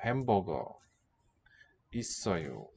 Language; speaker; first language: Korean; non-native, learner; English